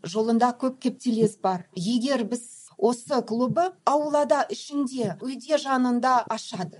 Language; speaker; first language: Kazakh; non-native, local second language; Russian